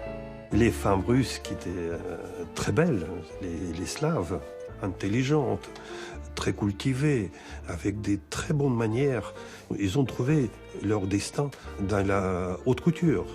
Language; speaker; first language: French; non-native, fluent; Russian